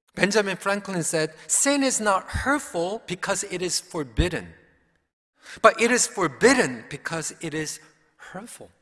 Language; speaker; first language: English; early bilingual, other home language; Korean